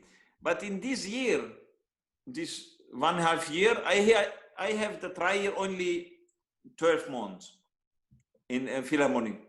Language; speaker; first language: English; non-native, learner; Hungarian